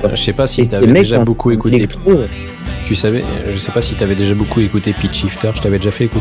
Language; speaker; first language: French; native; French